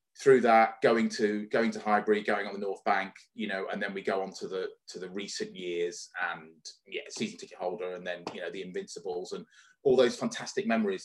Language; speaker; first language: English; native; English